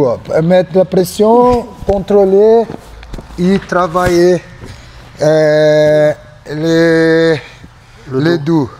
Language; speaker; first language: French; non-native, learner; Portuguese